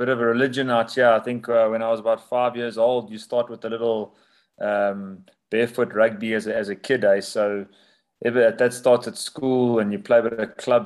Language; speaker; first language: English; native; English